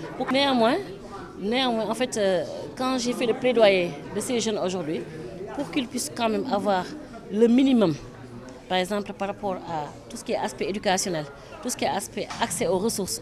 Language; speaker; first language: French; non-native, local second language; Wolof